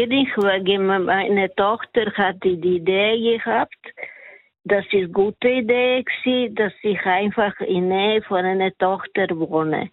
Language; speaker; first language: German; non-native, learner; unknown